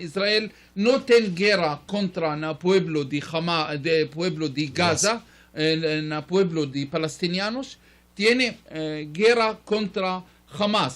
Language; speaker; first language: Spanish; non-native, learner; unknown